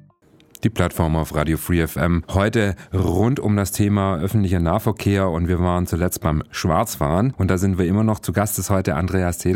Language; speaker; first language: German; native; German